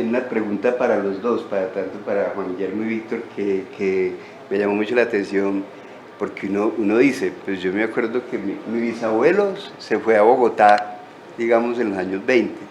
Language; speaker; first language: Spanish; native; Spanish